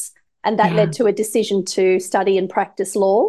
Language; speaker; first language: English; native; English